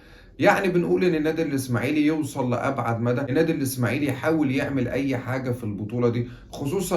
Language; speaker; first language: Arabic; native; Arabic